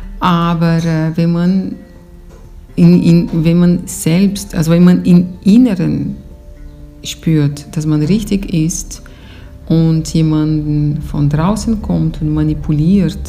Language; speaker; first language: German; non-native, fluent; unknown